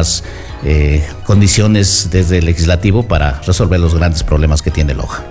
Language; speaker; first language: Spanish; native; Spanish